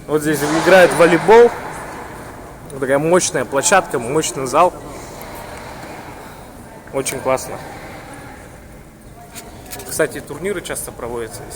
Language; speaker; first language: Russian; native; Russian